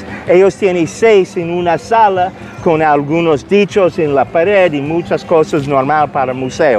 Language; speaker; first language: Spanish; non-native, learner; English